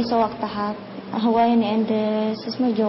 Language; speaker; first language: Arabic; non-native, learner; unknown